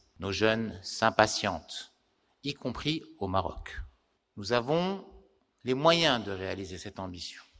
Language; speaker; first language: French; non-native, local second language; Arabic